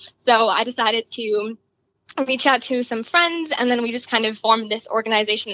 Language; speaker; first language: English; native; English